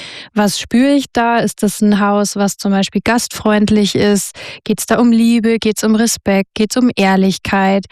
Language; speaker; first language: German; native; German